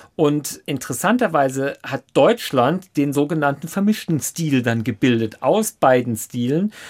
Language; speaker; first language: German; native; German